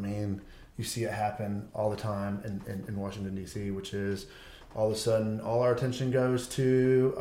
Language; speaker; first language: English; native; English